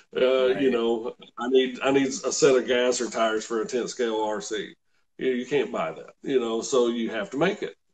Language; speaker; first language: English; native; English